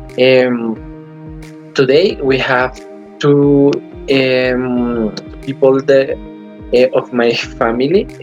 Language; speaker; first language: English; non-native, learner; Spanish